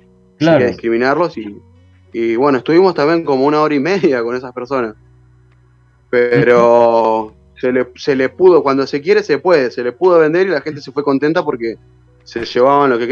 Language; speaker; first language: Spanish; native; Spanish